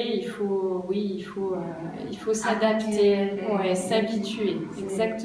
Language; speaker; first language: French; native; French